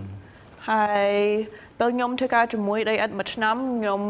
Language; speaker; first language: Khmer; early bilingual, heritage; English